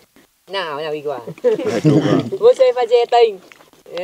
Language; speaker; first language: Portuguese; non-native, learner; Vietnamese